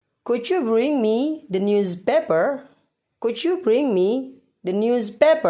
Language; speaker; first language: English; non-native, fluent; Indonesian